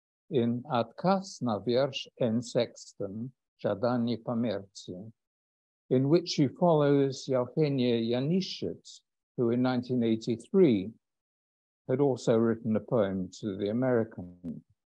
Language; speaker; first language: English; native; English